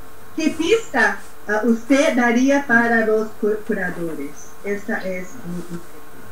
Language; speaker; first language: Spanish; non-native, learner; Portuguese